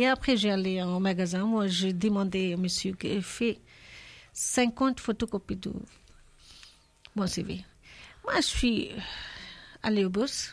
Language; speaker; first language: French; non-native, learner; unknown